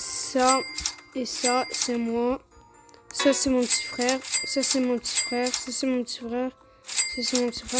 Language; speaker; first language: French; native; French